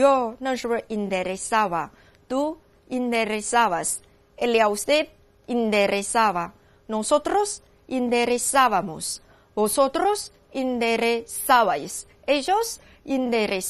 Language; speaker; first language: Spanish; non-native, learner; Chinese